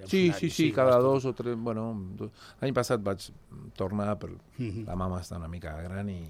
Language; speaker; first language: Catalan; non-native, fluent; Spanish